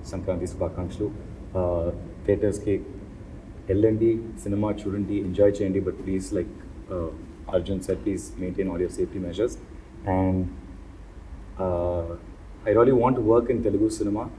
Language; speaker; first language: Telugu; non-native, learner; Tamil